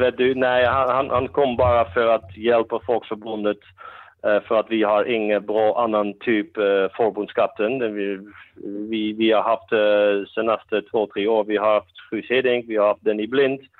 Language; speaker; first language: Swedish; non-native, fluent; Dutch